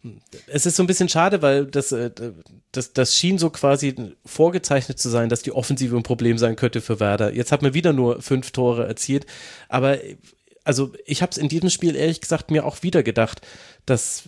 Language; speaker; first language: German; native; German